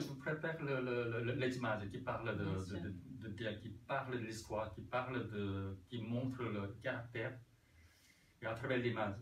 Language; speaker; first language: French; non-native, learner; Korean